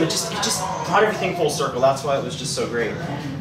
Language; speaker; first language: English; native; English